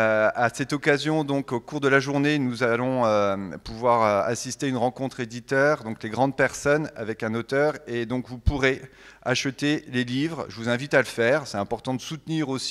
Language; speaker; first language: French; native; French